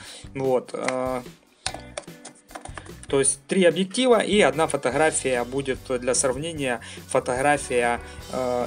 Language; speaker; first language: Russian; native; Russian